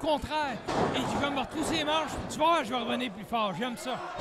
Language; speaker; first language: French; native; French